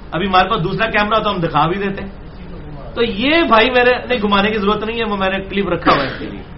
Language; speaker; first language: Urdu; non-native, local second language; Punjabi